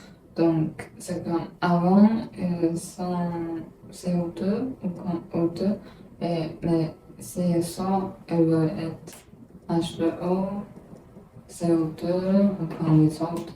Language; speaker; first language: French; non-native, learner; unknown